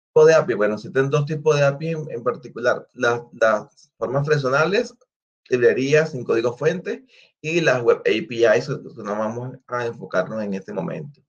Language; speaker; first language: Spanish; native; Spanish